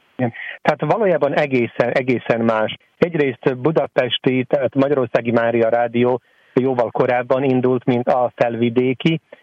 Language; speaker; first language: Hungarian; native; Hungarian